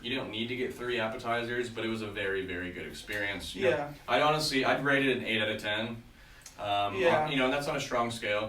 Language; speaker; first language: English; native; English